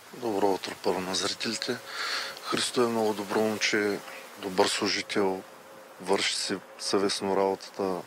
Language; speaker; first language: Bulgarian; native; Bulgarian